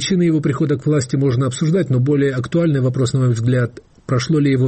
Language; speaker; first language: Russian; native; Russian